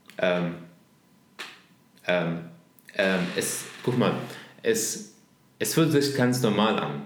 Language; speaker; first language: German; non-native, learner; Arabic